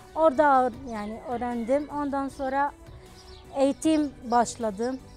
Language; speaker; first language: Turkish; non-native, learner; Arabic